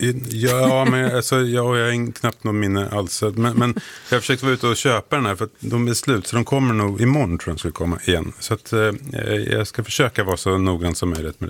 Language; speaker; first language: Swedish; native; Swedish